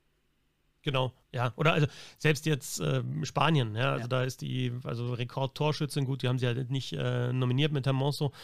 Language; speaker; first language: German; native; German